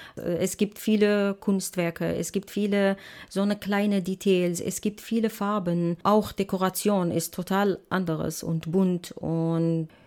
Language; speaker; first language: German; non-native, fluent; Arabic